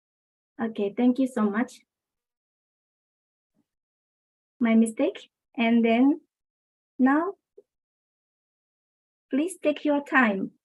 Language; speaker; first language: English; non-native, local second language; Indonesian